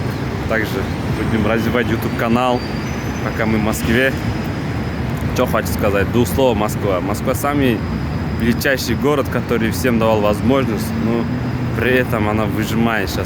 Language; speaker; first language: Russian; non-native, local second language; Kyrgyz